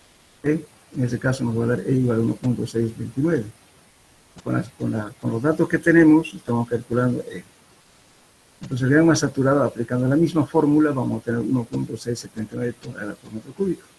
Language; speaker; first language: Spanish; native; Spanish